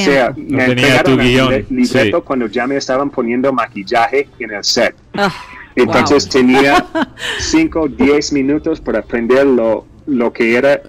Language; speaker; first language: Spanish; non-native, fluent; English